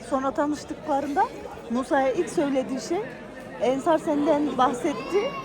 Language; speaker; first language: Turkish; early bilingual, other home language; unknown